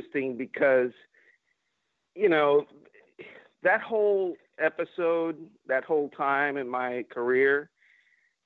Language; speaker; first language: English; non-native, fluent; Spanish